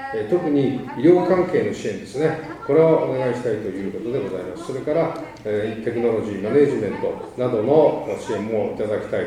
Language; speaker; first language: Japanese; native; Japanese